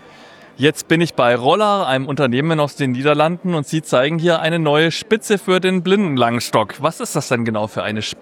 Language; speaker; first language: German; native; German